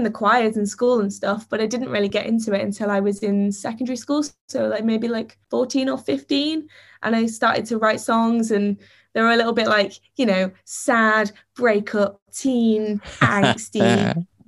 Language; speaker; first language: English; native; English